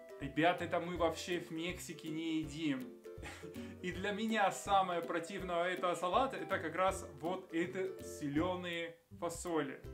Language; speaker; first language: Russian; non-native, fluent; Spanish